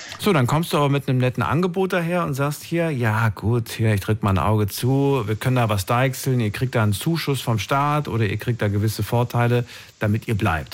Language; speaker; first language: German; native; German